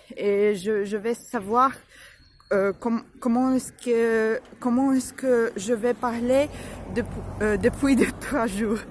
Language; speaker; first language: French; non-native, learner; Ukrainian